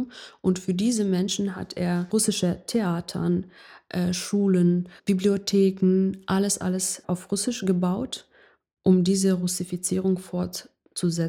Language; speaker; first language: German; non-native, fluent; Ukrainian